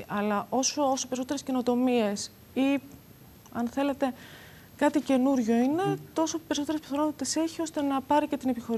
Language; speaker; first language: Greek; native; Greek